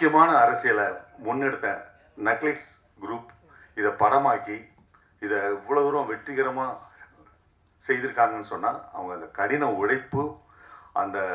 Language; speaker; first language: Tamil; native; Tamil